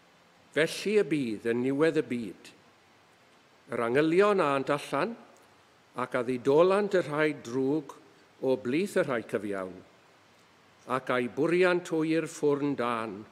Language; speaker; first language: Welsh; native; Welsh